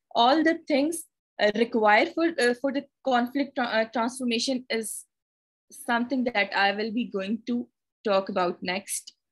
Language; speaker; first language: English; non-native, local second language; Urdu